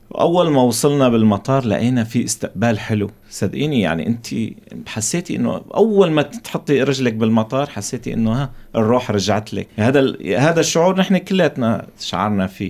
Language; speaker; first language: Arabic; non-native, local second language; Kurdish